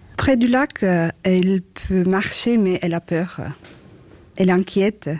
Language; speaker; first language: French; non-native, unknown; Turkish